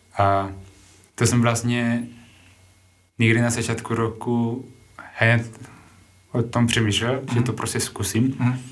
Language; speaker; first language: Czech; non-native, fluent; Spanish